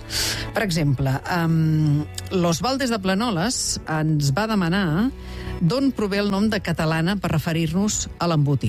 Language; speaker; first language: Catalan; native; Catalan